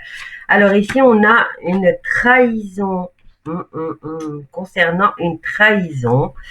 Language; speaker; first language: French; native; French